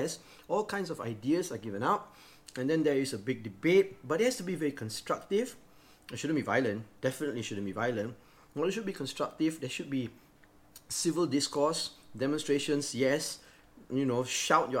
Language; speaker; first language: English; non-native, local second language; Malay